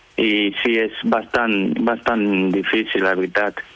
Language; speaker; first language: Catalan; early bilingual, other home language; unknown